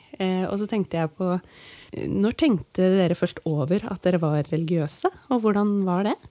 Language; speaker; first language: Norwegian; native; Norwegian